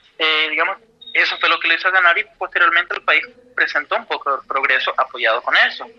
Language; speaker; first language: Spanish; native; Spanish